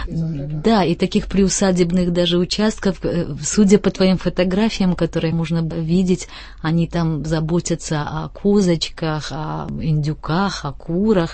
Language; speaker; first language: Russian; native; Russian